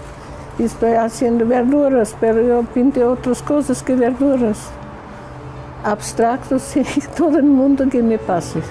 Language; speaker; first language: Spanish; non-native, learner; German